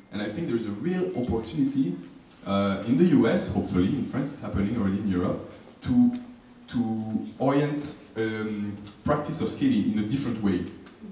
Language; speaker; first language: English; non-native, fluent; French